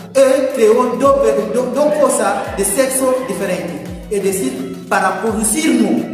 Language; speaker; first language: Spanish; non-native, learner; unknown